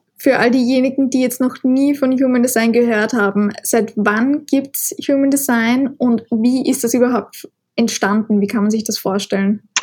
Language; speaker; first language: German; native; German